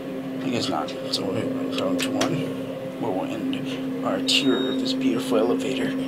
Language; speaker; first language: English; native; English